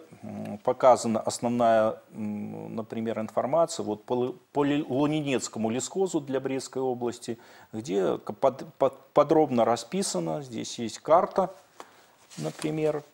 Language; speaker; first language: Russian; native; Russian